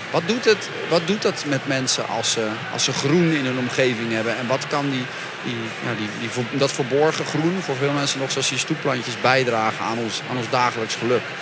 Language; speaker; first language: Dutch; native; Dutch